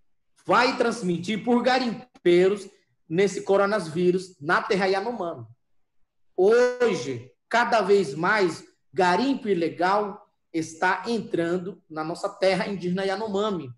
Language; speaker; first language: Portuguese; non-native, local second language; Yanomámi